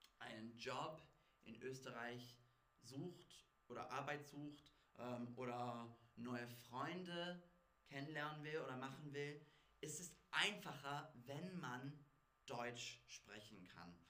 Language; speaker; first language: German; non-native, fluent; English